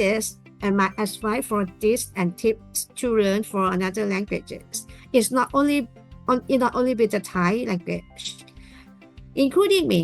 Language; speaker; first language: English; non-native, learner; Thai